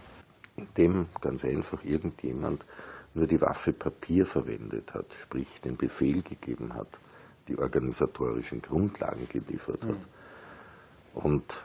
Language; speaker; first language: German; native; German